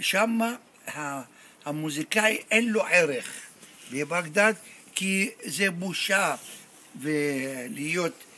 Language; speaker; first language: Hebrew; non-native, fluent; Arabic